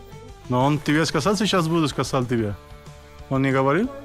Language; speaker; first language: Russian; non-native, learner; Spanish